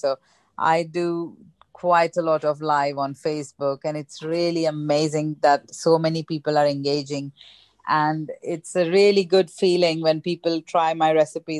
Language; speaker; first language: English; non-native, local second language; Gujarati